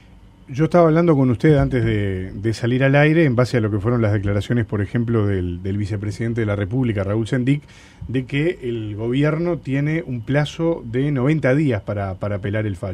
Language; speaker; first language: Spanish; native; Spanish